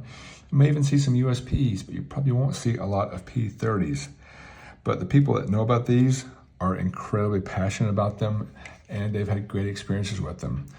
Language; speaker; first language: English; native; English